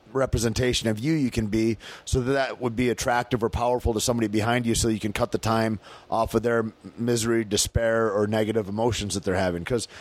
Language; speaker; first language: English; native; English